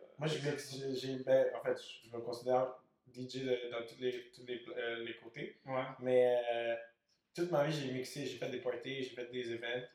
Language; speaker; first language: French; early bilingual, other home language; Spanish